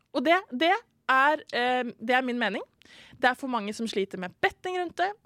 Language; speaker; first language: Norwegian; native; Norwegian